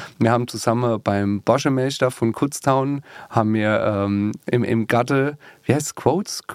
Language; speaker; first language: German; native; German